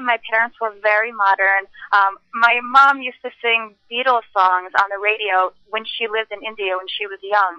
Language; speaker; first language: English; native; English